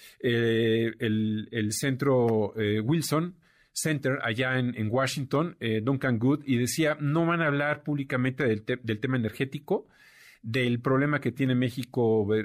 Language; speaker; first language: Spanish; native; Spanish